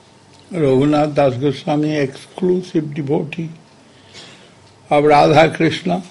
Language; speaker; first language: Russian; non-native, learner; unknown